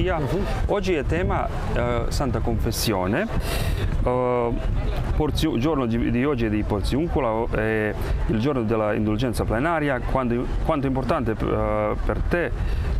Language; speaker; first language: Italian; non-native, fluent; Croatian